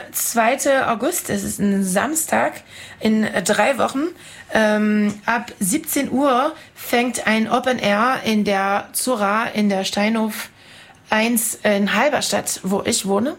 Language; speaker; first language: German; non-native, fluent; French